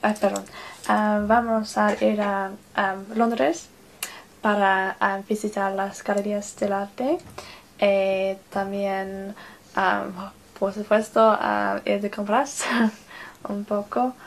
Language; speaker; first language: Spanish; non-native, learner; English